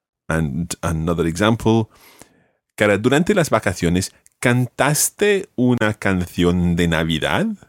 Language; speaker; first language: Spanish; non-native, fluent; English